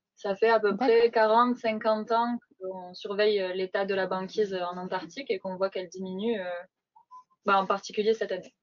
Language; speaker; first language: French; native; French